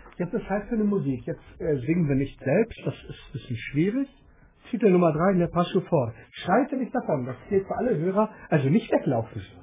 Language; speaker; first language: German; native; German